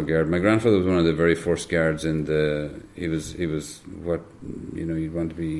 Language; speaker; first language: English; native; English